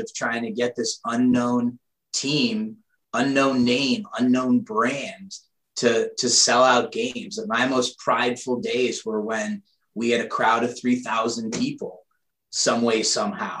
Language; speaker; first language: English; native; English